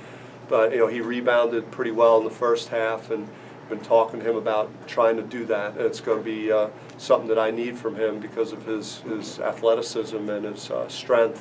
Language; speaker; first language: English; native; English